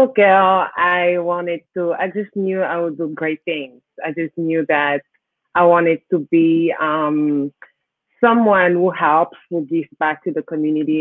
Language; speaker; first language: English; non-native, local second language; French